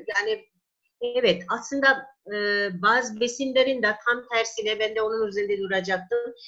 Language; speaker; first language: Turkish; non-native, fluent; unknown